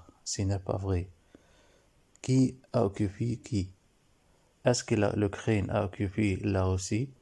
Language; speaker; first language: French; non-native, learner; Arabic